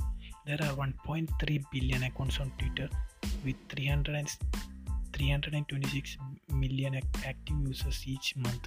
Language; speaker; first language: English; non-native, local second language; Malayalam